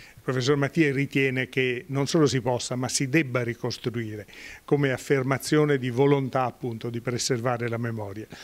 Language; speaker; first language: Italian; native; Italian